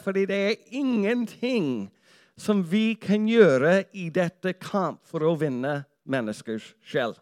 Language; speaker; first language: Norwegian; non-native, fluent; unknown